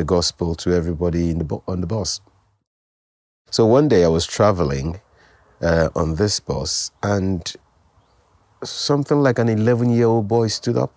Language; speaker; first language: English; non-native, local second language; Yoruba